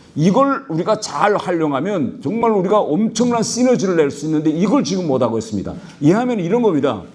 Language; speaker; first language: Korean; native; Korean